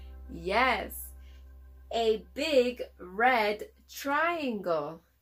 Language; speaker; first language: English; non-native, fluent; Spanish